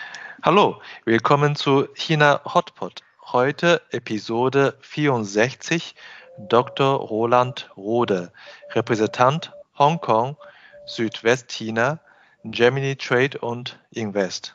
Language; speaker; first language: German; non-native, fluent; Chinese